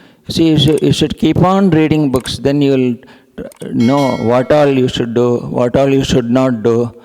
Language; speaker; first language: English; non-native, local second language; Tamil